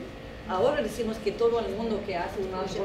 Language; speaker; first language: Spanish; non-native, fluent; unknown